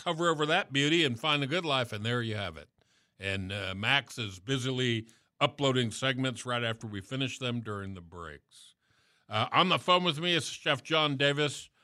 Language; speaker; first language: English; native; English